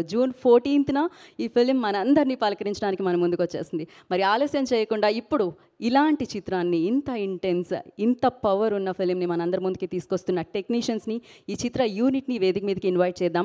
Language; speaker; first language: Telugu; native; Telugu